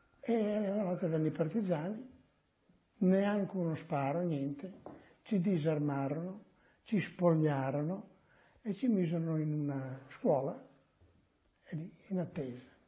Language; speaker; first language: Italian; native; Italian